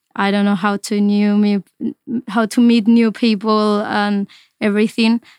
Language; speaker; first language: English; non-native, fluent; Spanish